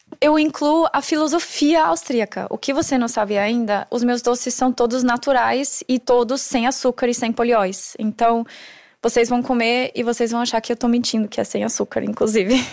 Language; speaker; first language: Portuguese; non-native, fluent; German